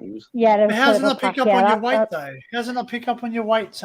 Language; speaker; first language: English; native; English